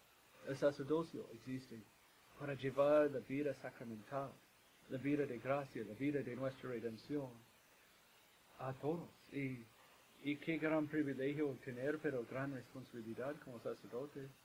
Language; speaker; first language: Spanish; non-native, fluent; English